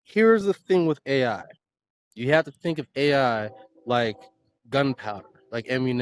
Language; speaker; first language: English; native; English